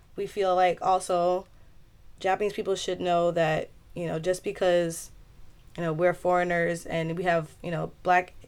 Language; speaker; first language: English; native; English